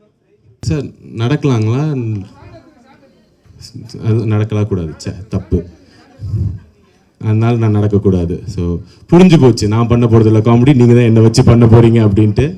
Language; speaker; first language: Tamil; native; Tamil